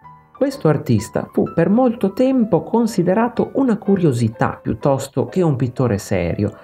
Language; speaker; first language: Italian; native; Italian